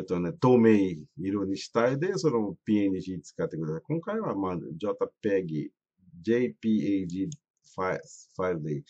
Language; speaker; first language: Japanese; non-native, fluent; Portuguese